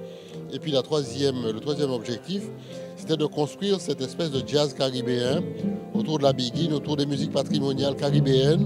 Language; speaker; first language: French; native; French